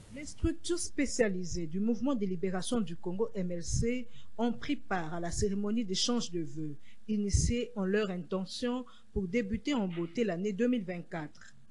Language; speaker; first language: French; non-native, local second language; Lingala